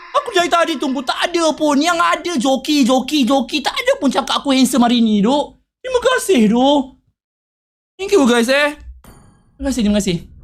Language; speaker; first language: Malay; native; Malay